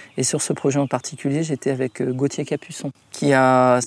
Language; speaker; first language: French; native; French